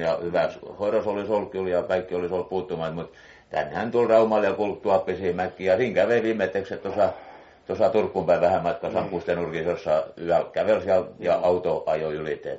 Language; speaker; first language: Finnish; native; Finnish